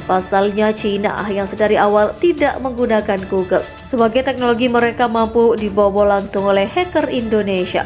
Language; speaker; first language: Indonesian; native; Indonesian